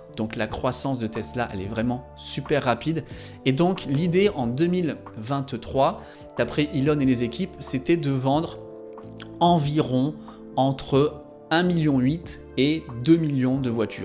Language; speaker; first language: French; native; French